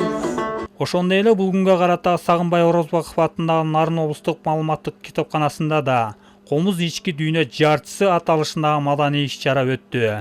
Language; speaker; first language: Kyrgyz; native; Kyrgyz